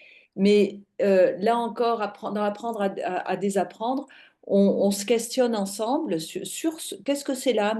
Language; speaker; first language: French; native; French